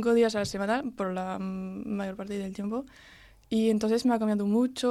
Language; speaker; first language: Spanish; early bilingual, heritage; French